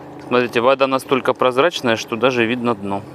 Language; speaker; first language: Russian; native; Russian